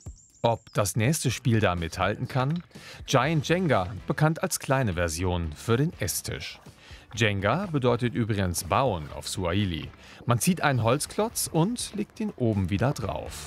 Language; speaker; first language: German; native; German